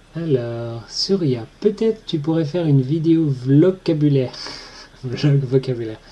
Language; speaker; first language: French; native; French